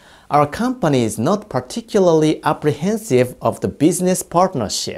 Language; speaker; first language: English; non-native, fluent; Japanese